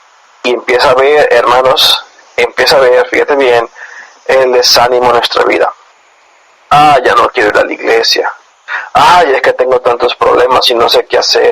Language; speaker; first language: Spanish; native; Spanish